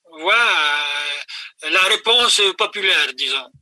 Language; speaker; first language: French; non-native, fluent; Polish